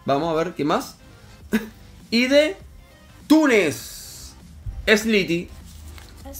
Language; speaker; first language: Spanish; native; Spanish